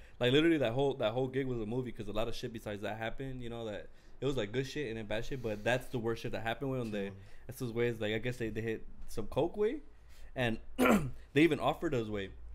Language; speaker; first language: English; early bilingual, other home language; Spanish